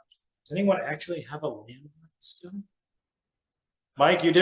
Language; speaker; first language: English; native; English